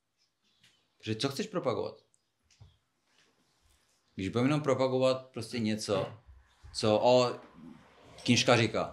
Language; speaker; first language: Czech; non-native, fluent; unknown